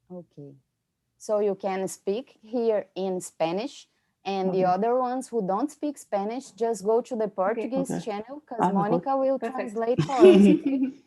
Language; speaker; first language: English; non-native, fluent; Portuguese